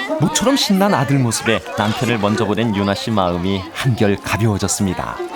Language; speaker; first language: Korean; native; Korean